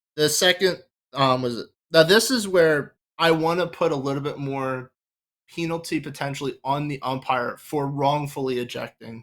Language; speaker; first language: English; native; English